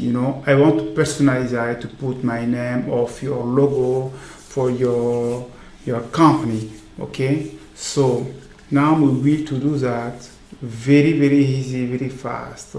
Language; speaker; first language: English; non-native, learner; French